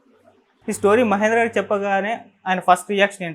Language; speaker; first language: Telugu; native; Telugu